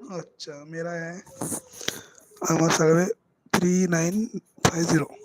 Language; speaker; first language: Hindi; non-native, local second language; Marathi